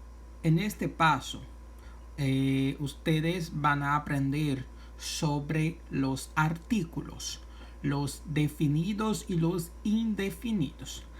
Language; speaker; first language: Spanish; non-native, fluent; Portuguese